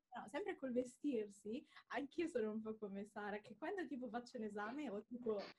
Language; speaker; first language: Italian; early bilingual, other home language; Tamil